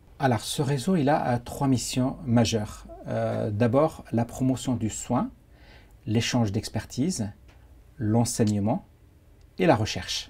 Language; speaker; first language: French; non-native, local second language; Arabic